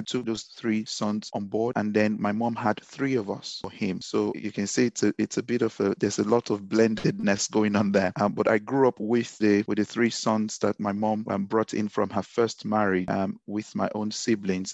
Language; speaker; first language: English; non-native, local second language; Yoruba